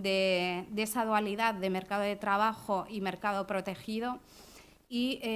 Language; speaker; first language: Spanish; native; Spanish